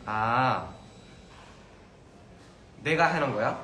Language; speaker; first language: Korean; early bilingual, heritage; Korean